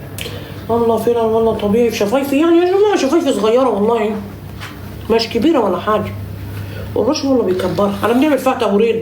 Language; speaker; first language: Arabic; native; Arabic